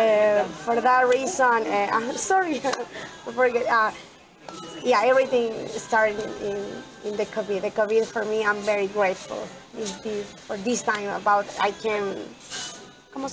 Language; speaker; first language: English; non-native, learner; Spanish